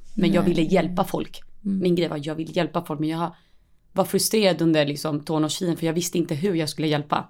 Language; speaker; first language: Swedish; early bilingual, other home language; Spanish